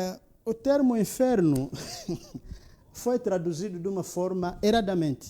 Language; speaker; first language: Portuguese; non-native, local second language; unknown